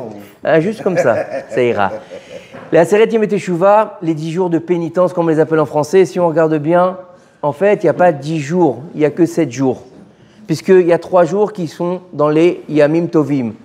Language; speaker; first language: French; native; French